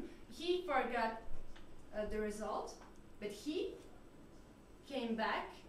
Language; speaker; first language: English; non-native, learner; French